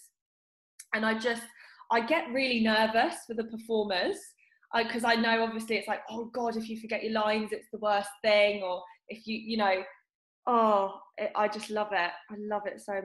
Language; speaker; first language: English; native; English